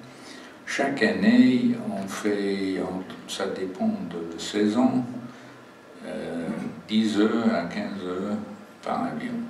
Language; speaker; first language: French; non-native, fluent; English